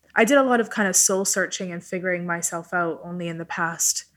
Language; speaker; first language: English; non-native, fluent; Italian